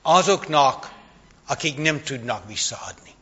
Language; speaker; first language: Hungarian; non-native, fluent; English